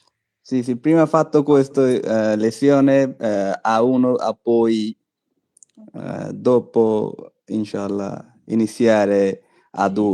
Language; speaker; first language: Italian; non-native, learner; Bangla